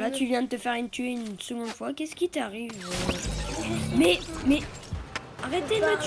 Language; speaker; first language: French; native; French